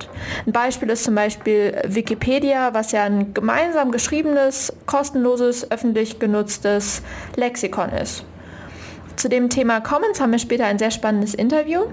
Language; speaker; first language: German; native; German